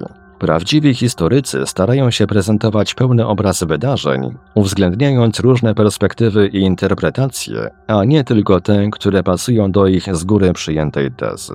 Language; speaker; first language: Polish; native; Polish